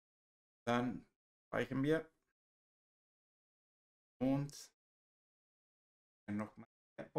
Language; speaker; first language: German; non-native, learner; Spanish